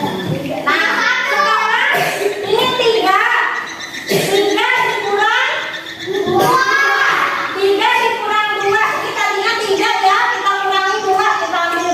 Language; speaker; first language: Indonesian; native; Indonesian